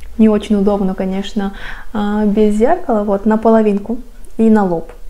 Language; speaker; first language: Russian; non-native, fluent; Korean